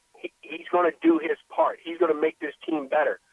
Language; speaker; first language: English; native; English